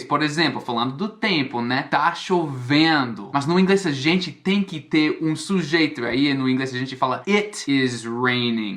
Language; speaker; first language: Portuguese; non-native, fluent; English